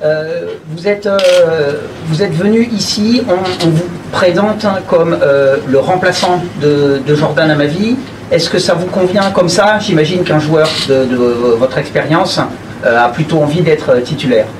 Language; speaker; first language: French; native; French